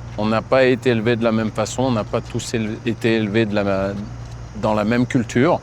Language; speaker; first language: French; native; French